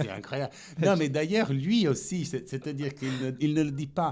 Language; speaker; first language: French; non-native, fluent; Italian